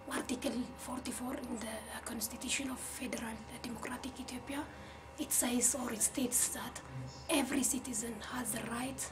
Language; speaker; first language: English; non-native, fluent; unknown